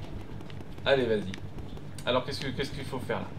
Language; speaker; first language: French; native; French